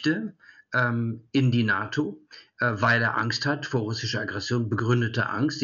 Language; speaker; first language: German; early bilingual, heritage; German